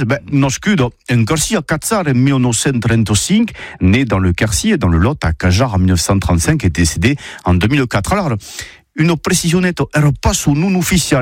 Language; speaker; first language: French; native; French